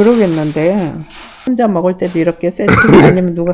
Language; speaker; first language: Korean; native; Korean